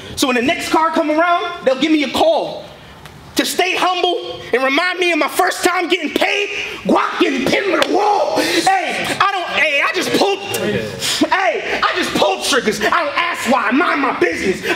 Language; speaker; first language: English; native; English